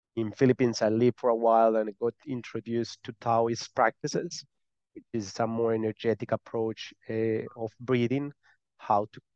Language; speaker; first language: English; non-native, fluent; Spanish